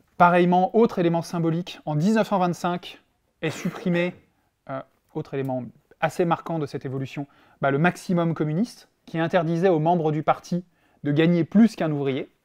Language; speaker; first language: French; native; French